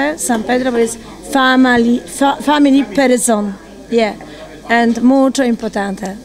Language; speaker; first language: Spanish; non-native, learner; Polish